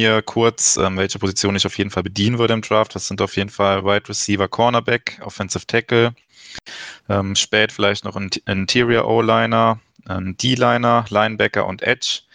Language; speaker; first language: German; native; German